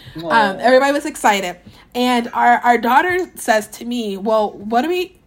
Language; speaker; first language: English; native; English